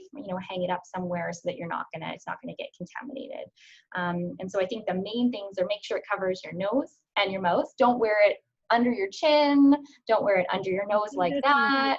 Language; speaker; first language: English; native; English